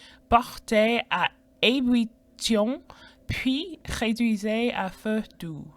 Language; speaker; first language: French; non-native, fluent; English